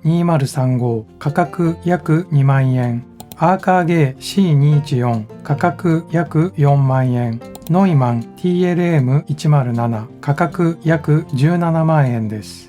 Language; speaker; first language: Japanese; native; Japanese